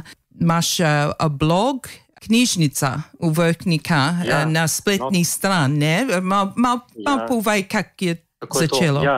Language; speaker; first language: Slovenian; early bilingual, heritage; Slovenian